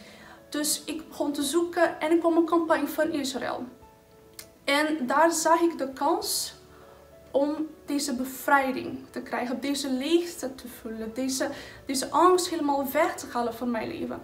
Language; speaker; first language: Dutch; non-native, fluent; Portuguese